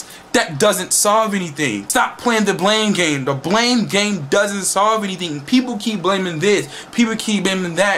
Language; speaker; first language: English; native; English